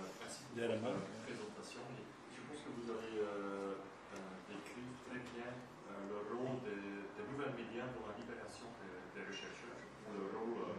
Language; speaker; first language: French; non-native, fluent; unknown